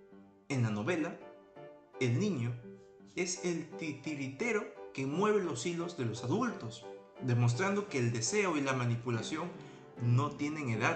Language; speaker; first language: Spanish; native; Spanish